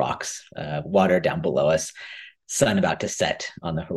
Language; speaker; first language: English; native; English